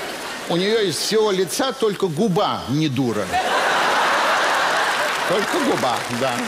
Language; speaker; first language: Russian; native; Russian